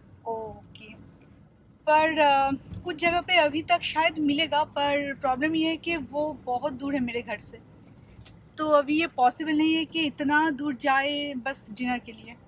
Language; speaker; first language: Hindi; non-native, local second language; Bangla